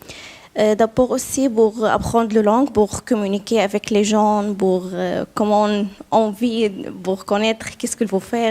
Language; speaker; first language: French; non-native, learner; Arabic